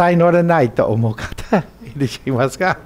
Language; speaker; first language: Japanese; non-native, fluent; English